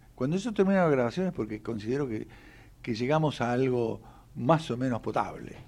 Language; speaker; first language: Spanish; native; Spanish